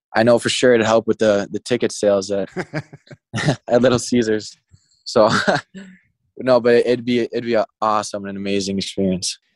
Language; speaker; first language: English; native; English